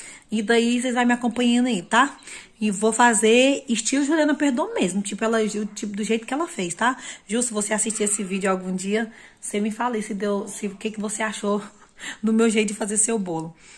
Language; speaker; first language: Portuguese; native; Portuguese